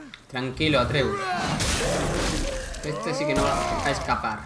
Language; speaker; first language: Spanish; native; Spanish